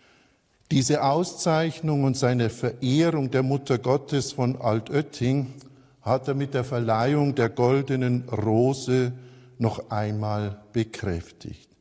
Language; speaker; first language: German; native; German